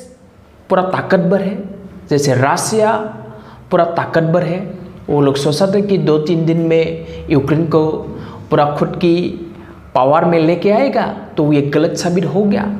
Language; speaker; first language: Hindi; non-native, local second language; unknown